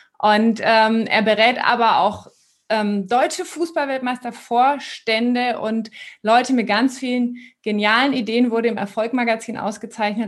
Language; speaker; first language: German; native; German